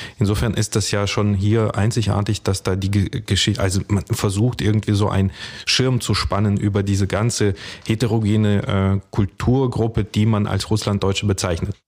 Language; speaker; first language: German; early bilingual, other home language; Russian